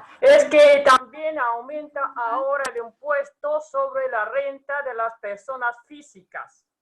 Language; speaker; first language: Spanish; non-native, fluent; Russian